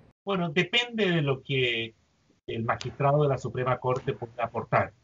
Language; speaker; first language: Spanish; native; Spanish